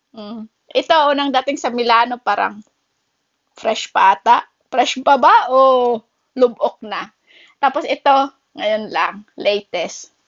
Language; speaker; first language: Filipino; native; Filipino